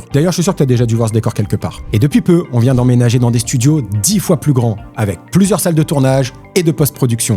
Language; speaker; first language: French; native; French